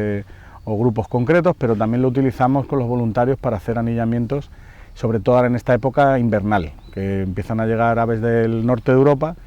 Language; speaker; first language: Spanish; native; Spanish